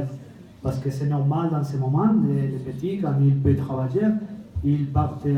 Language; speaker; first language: French; non-native, fluent; Spanish